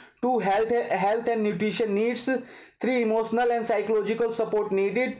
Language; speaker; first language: English; non-native, local second language; Hindi